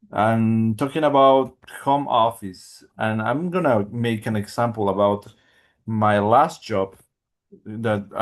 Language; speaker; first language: English; non-native, learner; Spanish